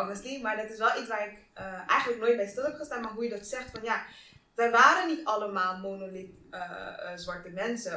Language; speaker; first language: Dutch; early bilingual, other home language; Kinyarwanda